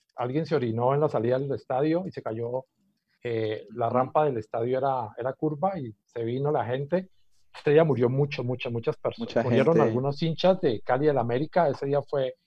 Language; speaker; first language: Spanish; native; Spanish